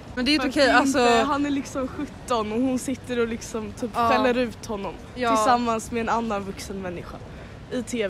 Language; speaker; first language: Swedish; native; Swedish